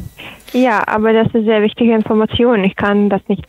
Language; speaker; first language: German; non-native, learner; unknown